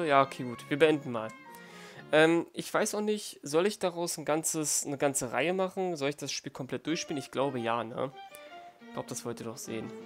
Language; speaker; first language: German; native; German